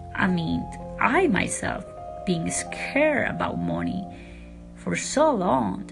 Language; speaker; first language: English; non-native, fluent; Spanish